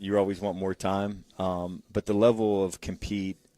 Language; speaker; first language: English; native; English